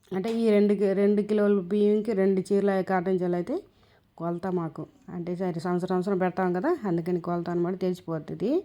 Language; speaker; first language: Telugu; non-native, local second language; Tamil